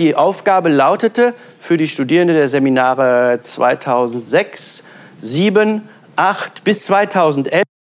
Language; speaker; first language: German; native; German